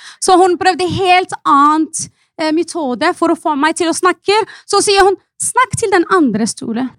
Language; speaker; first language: Norwegian; non-native, fluent; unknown